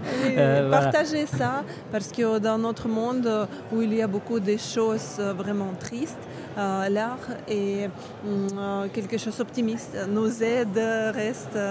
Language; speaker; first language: French; non-native, learner; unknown